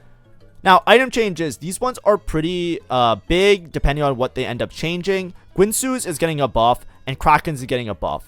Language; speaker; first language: English; native; English